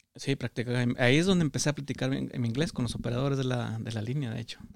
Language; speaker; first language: Spanish; native; Spanish